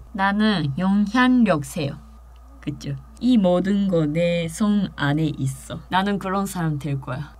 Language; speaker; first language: Korean; non-native, fluent; Japanese